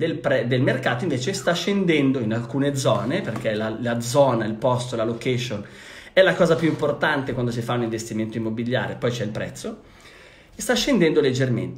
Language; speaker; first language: Italian; native; Italian